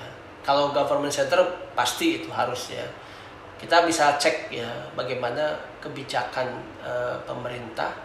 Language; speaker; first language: Indonesian; native; Indonesian